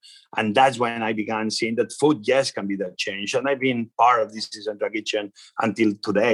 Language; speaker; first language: English; non-native, fluent; Spanish